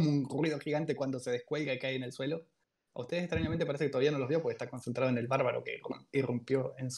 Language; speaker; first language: Spanish; native; Spanish